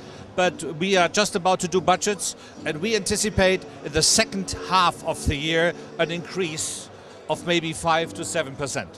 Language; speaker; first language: English; non-native, fluent; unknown